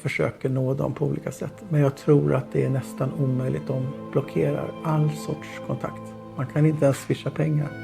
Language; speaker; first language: Swedish; non-native, fluent; Arabic